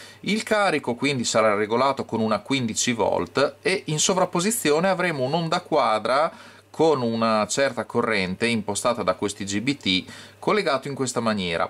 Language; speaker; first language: Italian; native; Italian